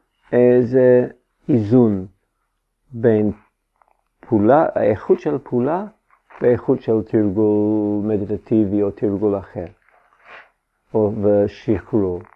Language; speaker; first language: Hebrew; non-native, fluent; English